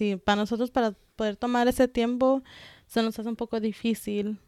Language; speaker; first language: Spanish; early bilingual, heritage; Spanish